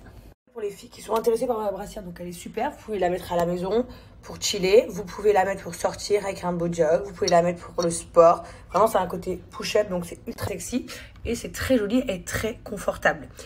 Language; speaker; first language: French; native; French